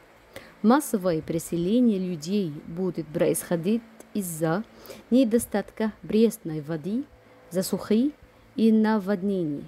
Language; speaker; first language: Russian; non-native, fluent; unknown